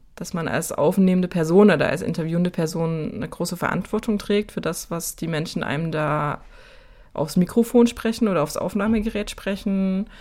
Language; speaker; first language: German; native; German